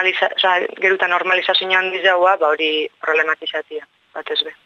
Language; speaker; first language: Basque; native; Basque